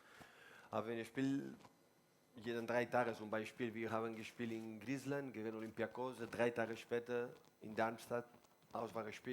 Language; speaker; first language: German; non-native, learner; Spanish